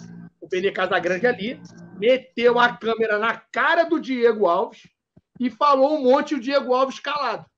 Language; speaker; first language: Portuguese; native; Portuguese